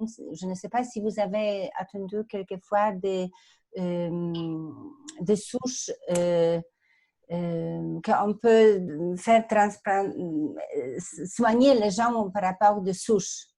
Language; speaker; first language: French; non-native, fluent; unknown